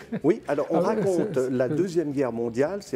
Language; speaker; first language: French; native; French